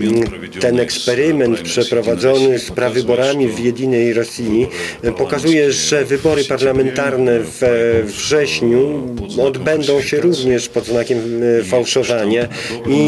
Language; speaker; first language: Polish; non-native, fluent; Russian